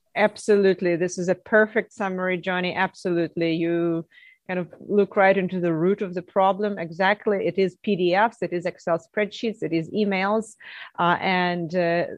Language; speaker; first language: English; non-native, fluent; Russian